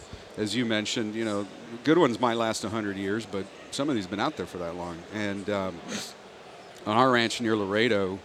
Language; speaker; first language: English; native; English